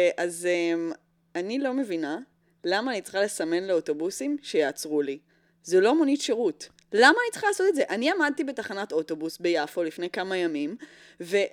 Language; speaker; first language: Hebrew; early bilingual, other home language; English